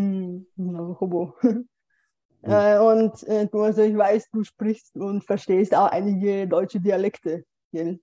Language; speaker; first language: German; non-native, fluent; Bulgarian